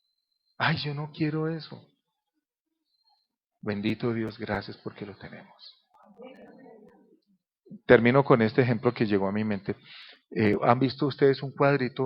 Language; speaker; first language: Spanish; native; Spanish